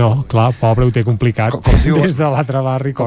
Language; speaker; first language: Catalan; native; Catalan